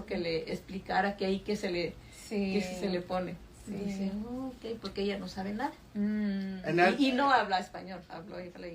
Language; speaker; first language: Spanish; native; Spanish